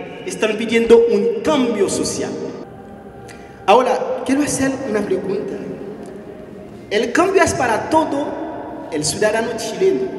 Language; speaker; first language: Spanish; non-native, fluent; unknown